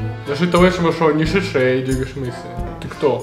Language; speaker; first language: Chinese; non-native, learner; Russian